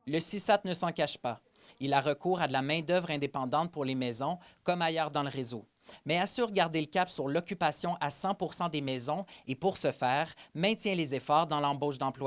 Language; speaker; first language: French; native; French